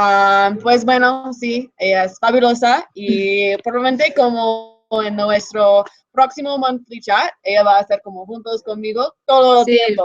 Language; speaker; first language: Spanish; non-native, fluent; English